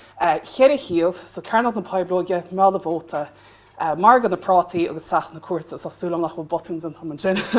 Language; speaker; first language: Irish; non-native, local second language; English